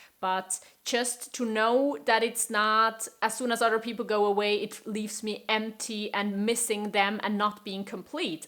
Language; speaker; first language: English; non-native, fluent; German